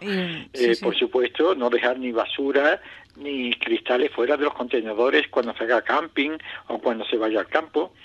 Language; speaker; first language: Spanish; native; Spanish